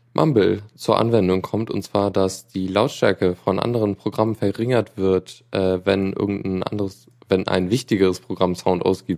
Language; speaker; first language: German; native; German